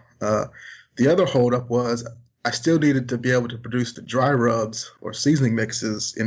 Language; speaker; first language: English; native; English